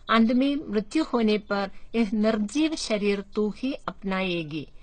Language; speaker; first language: Hindi; non-native, local second language; Malayalam